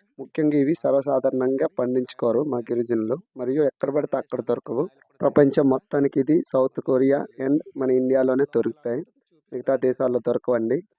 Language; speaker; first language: Telugu; non-native, local second language; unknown